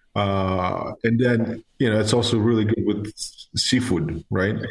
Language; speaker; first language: English; non-native, fluent; Georgian